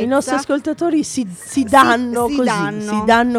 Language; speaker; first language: Italian; native; Italian